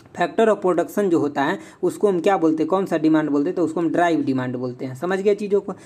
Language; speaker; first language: Hindi; native; Hindi